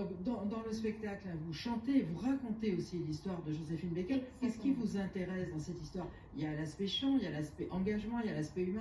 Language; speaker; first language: French; native; French